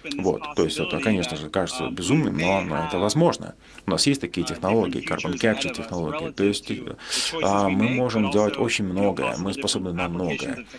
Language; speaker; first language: Russian; non-native, fluent; English